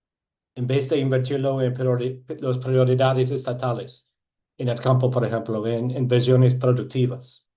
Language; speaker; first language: Spanish; non-native, fluent; English